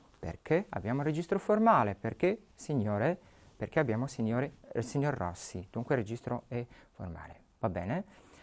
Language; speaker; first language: Italian; non-native, fluent; Arabic